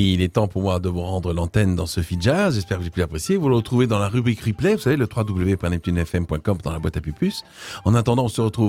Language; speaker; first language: French; native; French